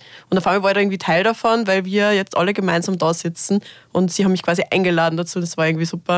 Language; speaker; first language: German; native; German